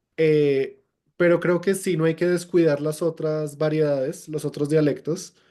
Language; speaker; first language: Spanish; native; Spanish